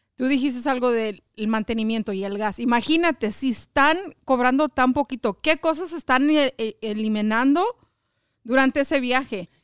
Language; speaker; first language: Spanish; early bilingual, heritage; Spanish